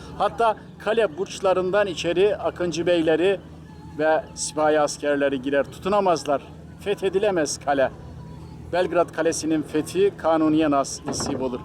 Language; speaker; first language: Turkish; native; Turkish